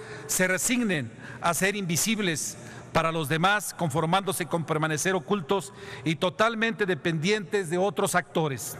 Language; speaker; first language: Spanish; native; Spanish